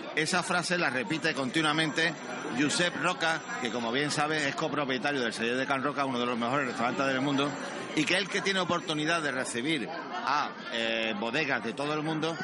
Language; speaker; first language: Spanish; native; Spanish